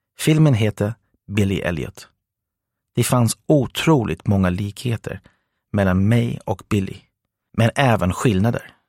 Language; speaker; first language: Swedish; non-native, fluent; English